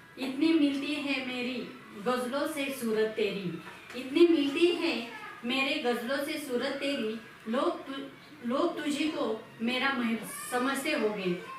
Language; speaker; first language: Hindi; non-native, local second language; Marathi